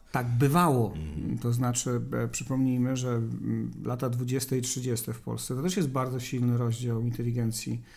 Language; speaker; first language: Polish; native; Polish